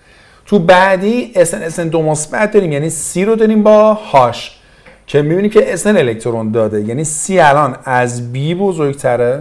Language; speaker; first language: Persian; native; Persian